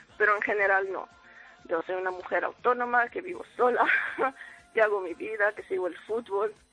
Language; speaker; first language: Spanish; non-native, fluent; Arabic